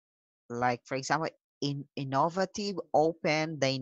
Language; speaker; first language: English; non-native, local second language; Filipino